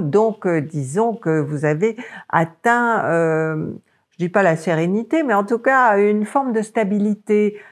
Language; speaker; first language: French; native; French